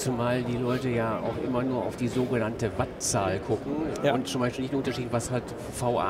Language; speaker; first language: German; native; German